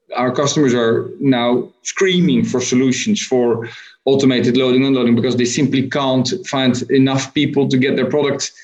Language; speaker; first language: English; non-native, fluent; Dutch